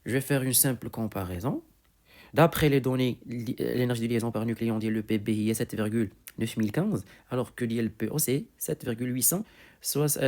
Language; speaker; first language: French; non-native, local second language; Arabic